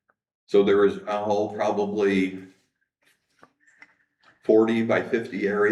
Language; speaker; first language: English; native; English